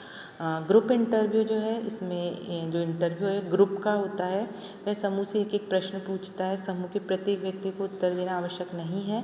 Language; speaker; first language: Hindi; native; Hindi